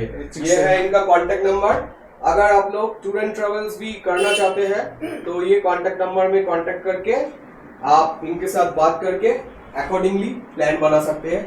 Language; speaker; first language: Hindi; non-native, local second language; Bangla